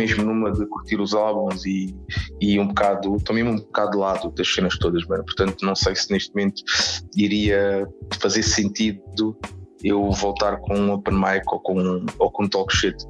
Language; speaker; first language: Portuguese; native; Portuguese